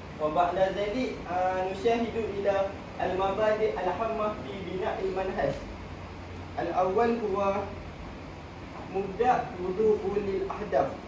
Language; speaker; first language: Arabic; non-native, learner; Malay